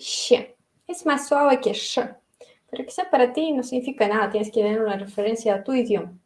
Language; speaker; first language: Spanish; non-native, fluent; Russian